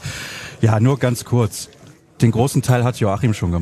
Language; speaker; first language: German; native; German